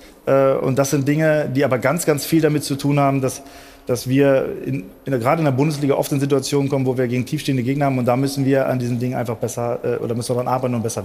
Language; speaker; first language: German; native; German